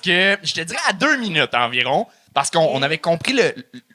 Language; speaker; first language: French; native; French